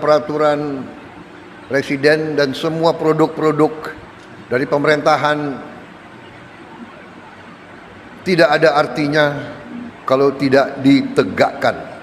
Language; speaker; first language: Indonesian; native; Indonesian